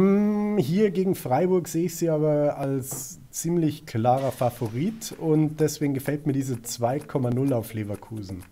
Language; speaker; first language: German; native; German